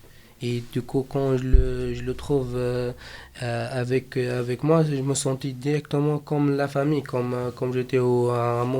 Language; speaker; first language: French; non-native, fluent; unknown